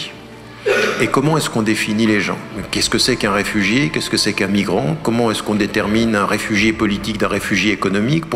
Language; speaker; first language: French; early bilingual, other home language; Arabic